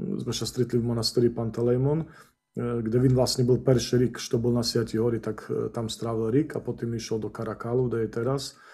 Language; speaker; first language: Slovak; non-native, local second language; Rusyn